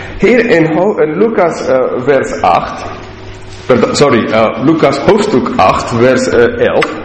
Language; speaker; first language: Dutch; non-native, learner; English